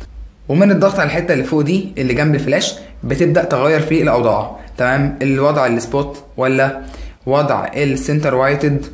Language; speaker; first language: Arabic; native; Arabic